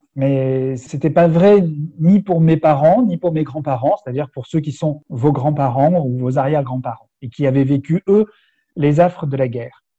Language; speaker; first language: French; native; French